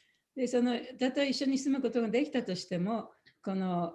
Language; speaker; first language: Japanese; native; Japanese